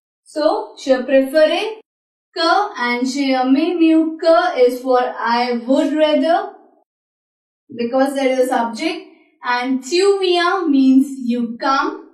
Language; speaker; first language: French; non-native, learner; Hindi